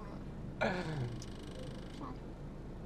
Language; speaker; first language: Arabic; native; Arabic